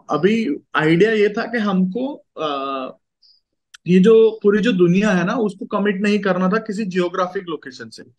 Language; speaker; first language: Hindi; non-native, local second language; Gujarati